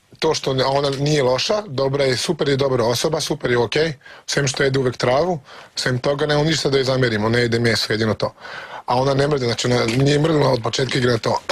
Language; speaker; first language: Bosnian; early bilingual, heritage; Serbian